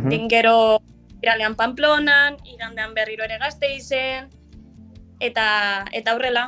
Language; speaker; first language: Basque; non-native, local second language; Spanish